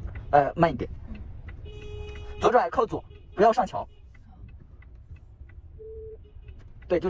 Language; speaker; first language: Chinese; native; Chinese